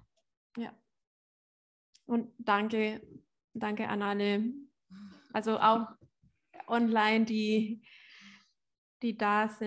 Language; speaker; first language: German; non-native, learner; Spanish